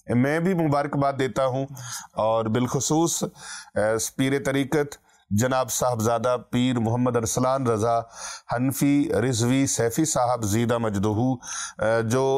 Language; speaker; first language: Urdu; non-native, local second language; Punjabi